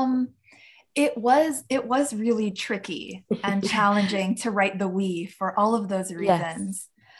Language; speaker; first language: English; native; English